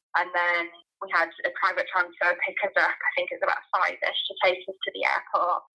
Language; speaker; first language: English; native; English